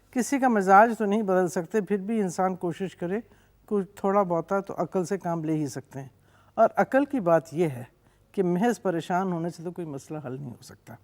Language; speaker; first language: Urdu; non-native, local second language; English